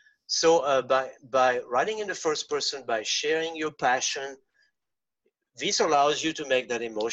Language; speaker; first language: English; non-native, fluent; French